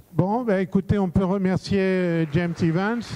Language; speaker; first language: French; native; French